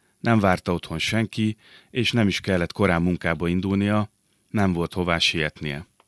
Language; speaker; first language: Hungarian; native; Hungarian